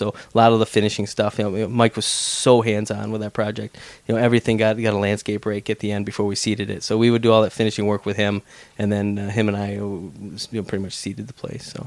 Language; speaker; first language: English; native; English